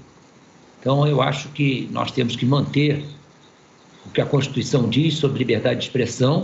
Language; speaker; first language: Portuguese; native; Portuguese